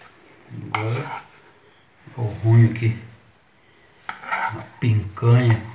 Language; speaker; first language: Portuguese; native; Portuguese